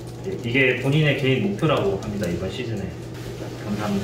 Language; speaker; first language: Korean; native; Korean